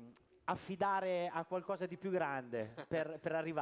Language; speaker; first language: Italian; native; Italian